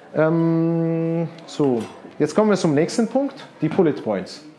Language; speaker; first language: German; non-native, fluent; Arabic